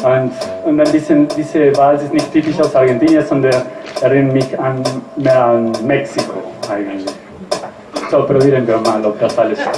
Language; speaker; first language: German; non-native, learner; Spanish